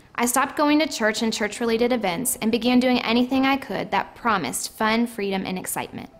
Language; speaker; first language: English; native; English